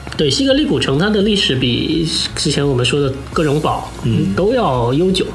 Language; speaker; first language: Chinese; native; Chinese